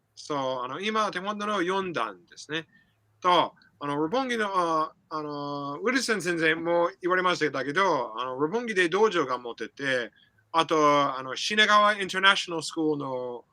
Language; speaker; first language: Japanese; non-native, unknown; English